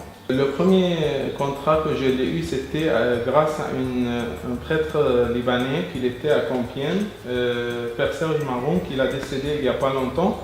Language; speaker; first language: French; non-native, fluent; Arabic